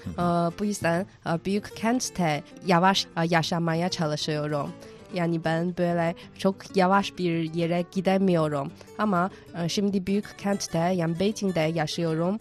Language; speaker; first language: Turkish; non-native, fluent; Chinese